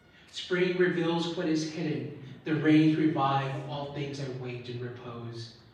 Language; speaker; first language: English; early bilingual, other home language; Spanish